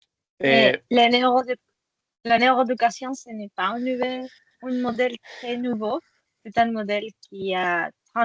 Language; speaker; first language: French; non-native, fluent; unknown